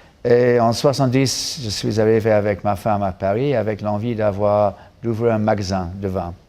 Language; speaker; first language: French; non-native, fluent; English